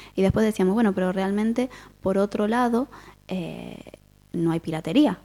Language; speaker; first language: Spanish; native; Spanish